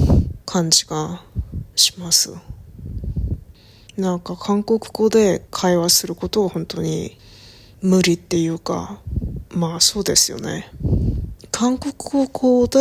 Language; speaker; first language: Japanese; non-native, learner; Korean